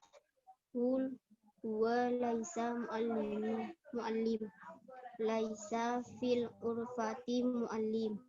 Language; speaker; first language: Arabic; non-native, learner; Indonesian